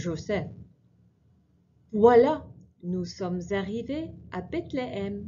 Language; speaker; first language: French; non-native, fluent; English